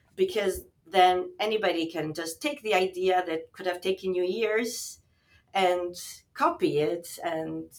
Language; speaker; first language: English; non-native, fluent; Albanian